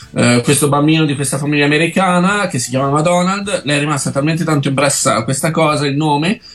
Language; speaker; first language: Italian; native; Italian